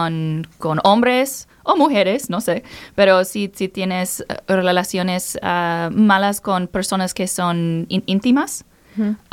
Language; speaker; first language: Spanish; non-native, learner; English